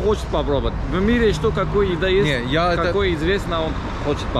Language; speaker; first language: Russian; non-native, learner; Turkish